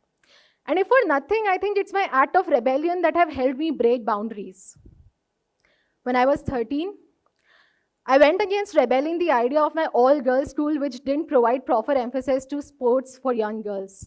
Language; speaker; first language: English; non-native, local second language; Hindi